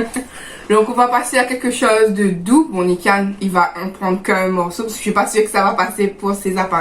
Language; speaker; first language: French; native; French